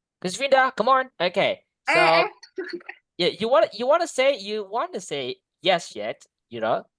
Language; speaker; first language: English; non-native, fluent; Indonesian